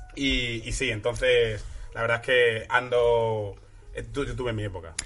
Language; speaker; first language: Spanish; early bilingual, other home language; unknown